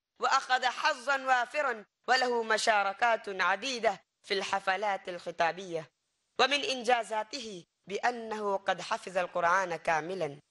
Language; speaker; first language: Arabic; non-native, fluent; Bangla